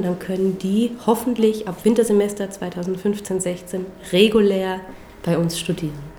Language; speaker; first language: German; native; German